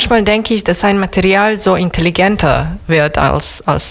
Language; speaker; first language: German; non-native, fluent; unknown